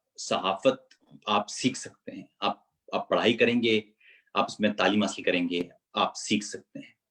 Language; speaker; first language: Urdu; non-native, local second language; Punjabi